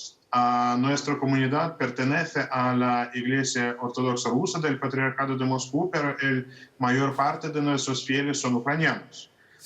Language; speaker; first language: Spanish; non-native, fluent; Russian